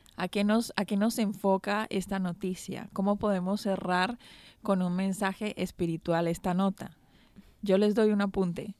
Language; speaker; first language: Spanish; native; Spanish